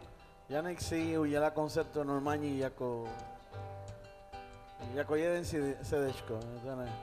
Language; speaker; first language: Czech; non-native, learner; Spanish